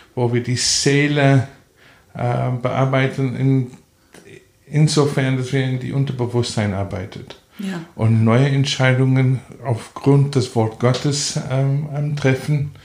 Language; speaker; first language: German; non-native, fluent; Afrikaans